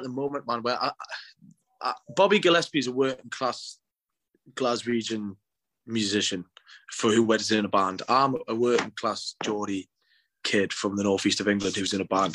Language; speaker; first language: English; native; English